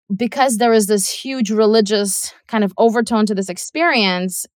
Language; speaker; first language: English; non-native, fluent; Russian